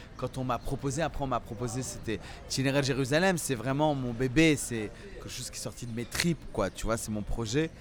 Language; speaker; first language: French; early bilingual, other home language; Central Atlas Tamazight